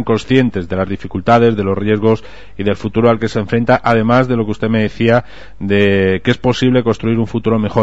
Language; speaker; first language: Spanish; native; Spanish